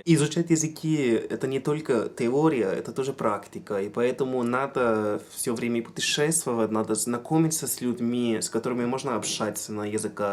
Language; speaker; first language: Russian; non-native, fluent; English